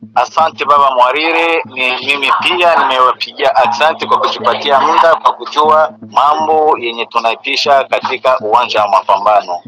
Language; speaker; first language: Swahili; native; Swahili